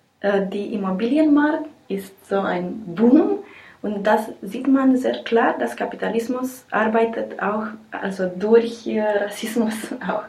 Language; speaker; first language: German; non-native, learner; Romanian